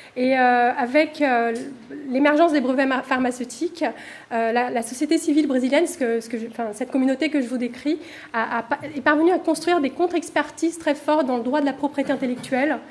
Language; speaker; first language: French; non-native, fluent; Portuguese